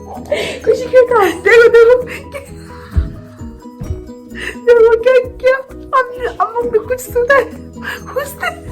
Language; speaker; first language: Hindi; non-native, local second language; Tibetan